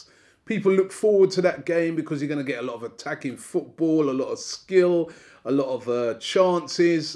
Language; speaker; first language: English; native; English